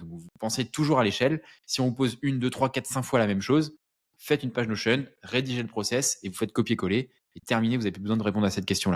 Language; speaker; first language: French; native; French